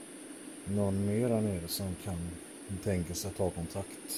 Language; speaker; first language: Swedish; native; Swedish